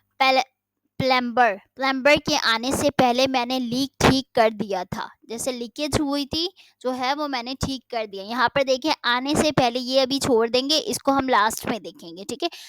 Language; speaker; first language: Urdu; native; Urdu